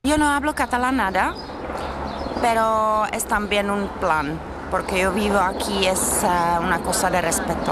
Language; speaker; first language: Spanish; non-native, fluent; Czech